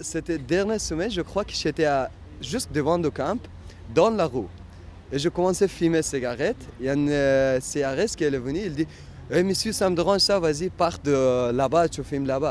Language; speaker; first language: French; non-native, learner; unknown